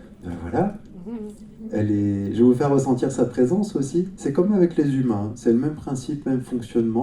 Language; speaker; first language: French; native; French